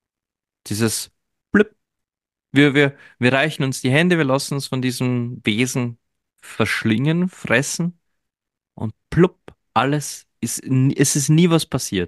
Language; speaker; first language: German; native; German